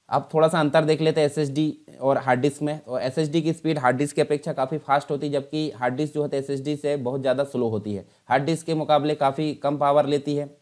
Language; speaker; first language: Hindi; native; Hindi